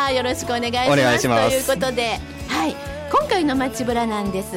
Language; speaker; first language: Japanese; native; Japanese